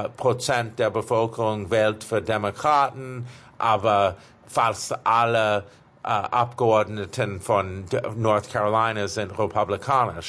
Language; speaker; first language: German; non-native, fluent; English